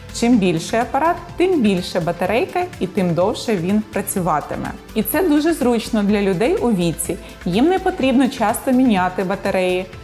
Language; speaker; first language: Ukrainian; native; Ukrainian